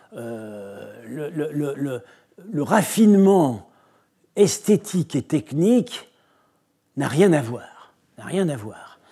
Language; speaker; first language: French; native; French